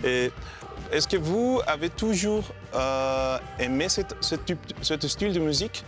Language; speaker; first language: French; non-native, learner; Spanish